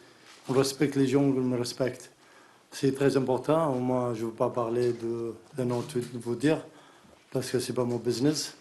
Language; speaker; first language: French; non-native, learner; Arabic